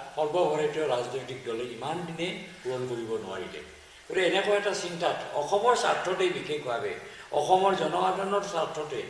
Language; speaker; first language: Assamese; native; Assamese